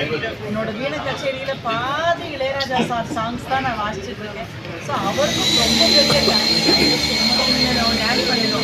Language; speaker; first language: Tamil; non-native, fluent; English